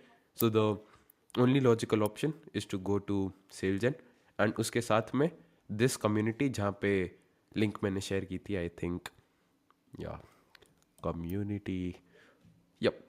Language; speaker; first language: Hindi; native; Hindi